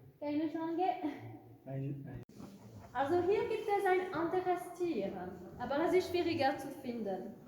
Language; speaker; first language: German; non-native, local second language; French